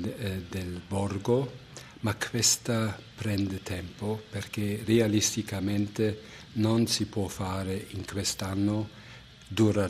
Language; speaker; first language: Italian; non-native, fluent; German